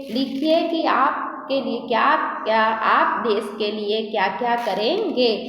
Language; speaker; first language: Hindi; non-native, local second language; Gujarati